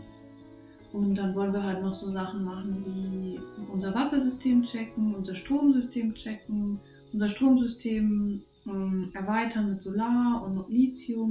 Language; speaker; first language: German; native; German